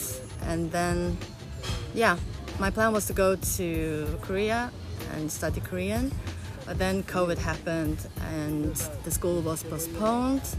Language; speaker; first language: English; non-native, fluent; Faroese